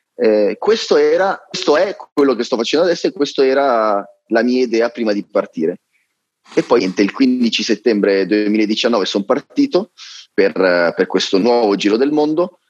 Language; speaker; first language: Italian; native; Italian